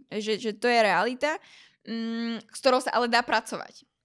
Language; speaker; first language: Slovak; native; Slovak